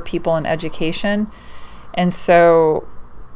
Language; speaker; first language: English; native; English